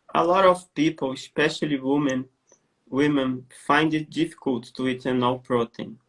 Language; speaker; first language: English; non-native, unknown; Portuguese